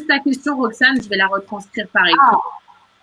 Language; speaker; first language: French; native; French